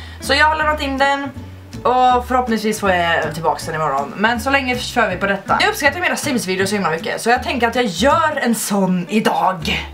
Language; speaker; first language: Swedish; native; Swedish